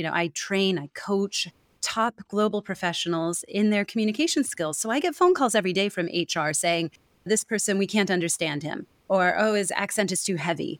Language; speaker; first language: English; native; English